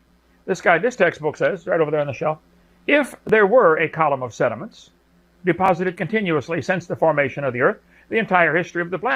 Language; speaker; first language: English; native; English